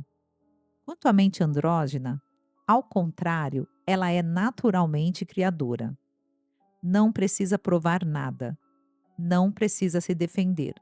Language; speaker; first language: Portuguese; native; Portuguese